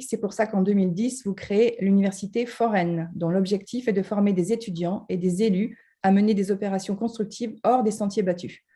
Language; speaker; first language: French; native; French